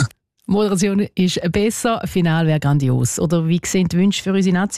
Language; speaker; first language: German; native; German